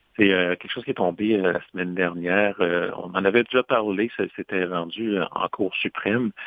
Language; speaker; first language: French; native; French